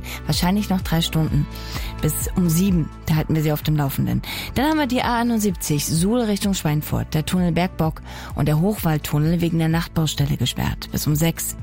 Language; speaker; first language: German; native; German